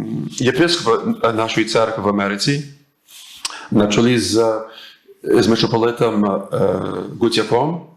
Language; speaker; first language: Ukrainian; early bilingual, heritage; English